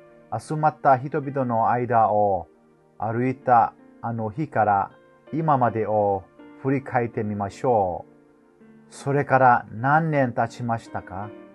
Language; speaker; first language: Japanese; non-native, fluent; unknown